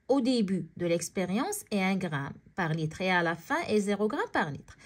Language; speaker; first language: French; non-native, local second language; Arabic